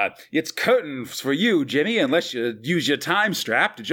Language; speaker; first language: English; native; English